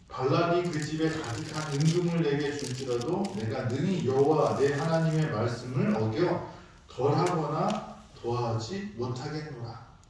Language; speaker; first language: Korean; native; Korean